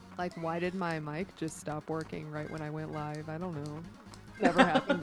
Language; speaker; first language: English; native; English